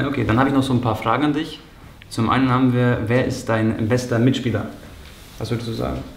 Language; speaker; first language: German; native; German